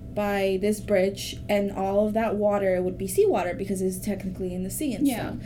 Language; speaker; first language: English; non-native, fluent; Spanish